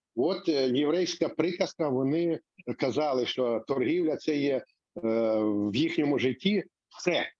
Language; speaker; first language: Ukrainian; native; Ukrainian